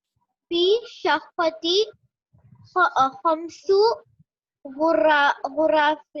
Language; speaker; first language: Arabic; non-native, learner; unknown